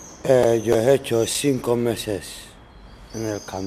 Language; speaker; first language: Spanish; non-native, learner; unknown